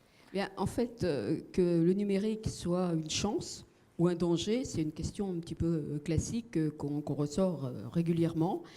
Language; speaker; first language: French; native; French